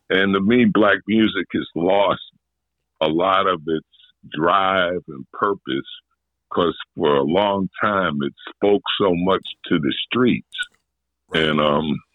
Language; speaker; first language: English; native; English